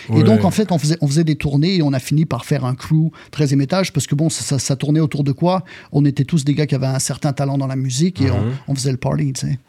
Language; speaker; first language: French; native; French